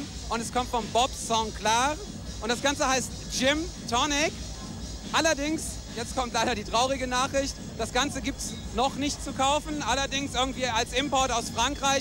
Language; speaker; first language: German; native; German